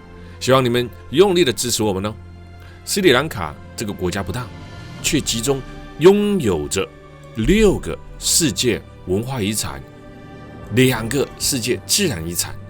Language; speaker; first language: Chinese; native; Chinese